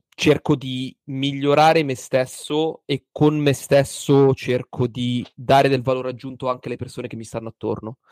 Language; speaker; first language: Italian; native; Italian